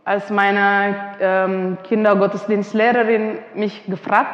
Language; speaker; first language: German; non-native, fluent; Indonesian